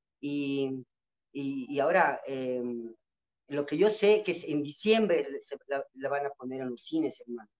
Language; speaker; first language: Spanish; non-native, local second language; Quechua